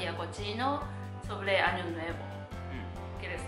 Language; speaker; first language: Spanish; non-native, learner; Japanese